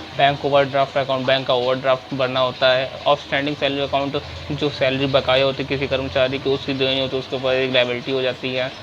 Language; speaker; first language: Hindi; native; Hindi